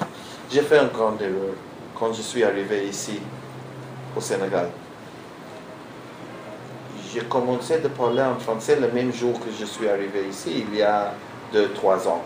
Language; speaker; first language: French; non-native, learner; Hebrew